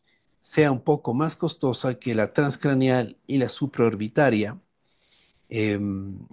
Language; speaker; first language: Spanish; native; Spanish